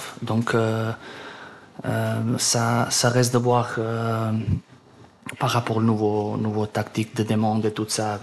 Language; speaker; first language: French; non-native, learner; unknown